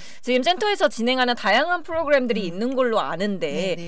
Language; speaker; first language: Korean; native; Korean